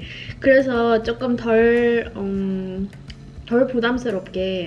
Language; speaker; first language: Korean; non-native, fluent; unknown